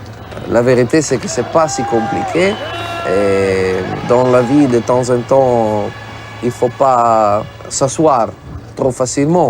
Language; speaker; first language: French; non-native, fluent; Italian